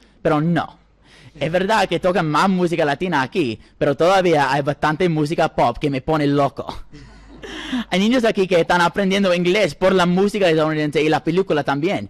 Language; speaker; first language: Spanish; non-native, fluent; English